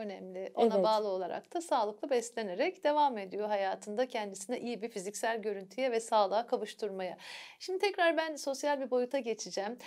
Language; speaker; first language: Turkish; native; Turkish